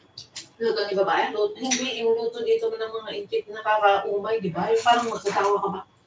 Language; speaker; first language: Filipino; native; Filipino